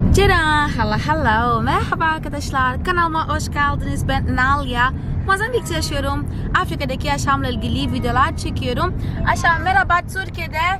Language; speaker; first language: Turkish; non-native, fluent; Portuguese